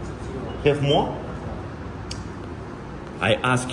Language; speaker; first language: English; non-native, learner; Russian